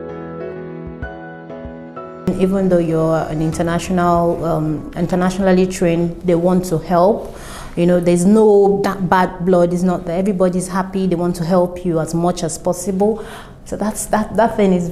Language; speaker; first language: English; non-native, local second language; Yoruba